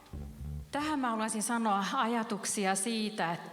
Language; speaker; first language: Finnish; native; Finnish